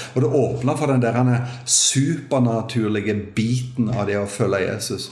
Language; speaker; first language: Norwegian; native; Norwegian